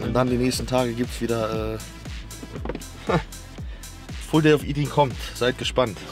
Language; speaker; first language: German; native; German